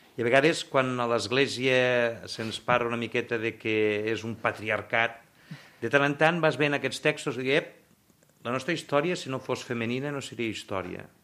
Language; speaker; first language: Catalan; native; Catalan